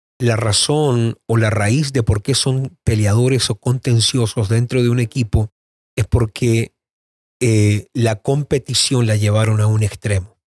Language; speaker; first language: Spanish; native; Spanish